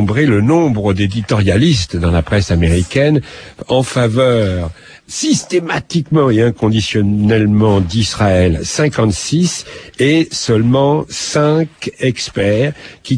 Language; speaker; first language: French; native; French